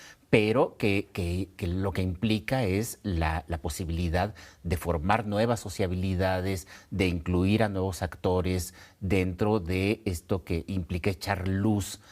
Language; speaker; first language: Spanish; native; Spanish